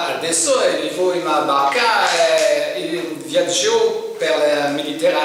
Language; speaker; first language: Italian; non-native, learner; French